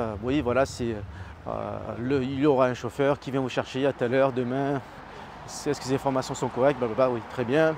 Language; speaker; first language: French; native; French